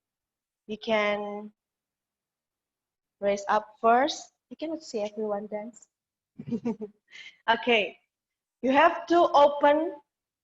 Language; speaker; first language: English; non-native, learner; Indonesian